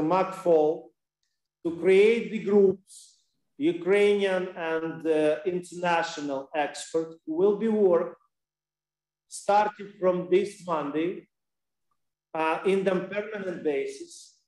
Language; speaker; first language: English; non-native, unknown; Ukrainian